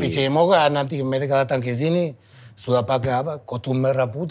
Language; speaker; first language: Indonesian; non-native, fluent; Spanish